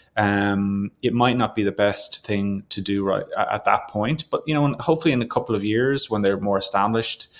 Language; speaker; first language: English; native; English